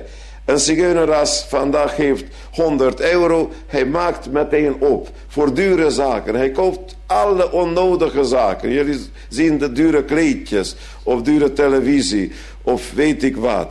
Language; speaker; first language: Dutch; non-native, fluent; Hungarian